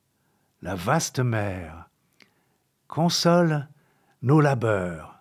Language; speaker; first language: French; native; French